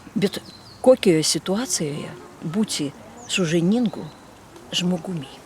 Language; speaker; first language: Lithuanian; non-native, fluent; Russian